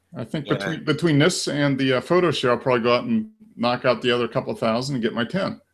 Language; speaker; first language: English; native; English